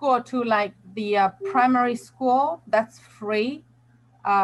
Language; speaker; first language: English; non-native, local second language; Nyanja